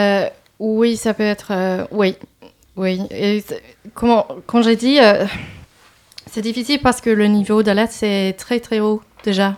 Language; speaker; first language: French; non-native, fluent; English